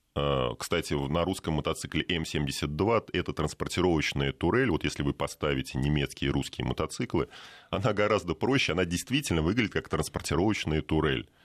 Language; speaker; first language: Russian; native; Russian